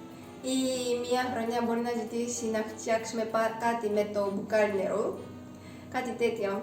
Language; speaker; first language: Greek; non-native, fluent; Japanese